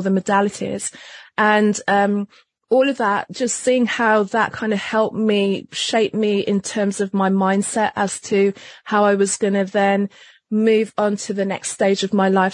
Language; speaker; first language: English; native; English